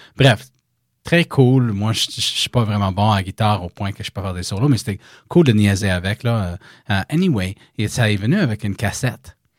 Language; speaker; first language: French; native; French